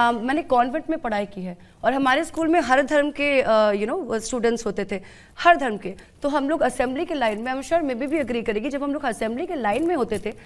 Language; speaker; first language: Hindi; non-native, local second language; Bangla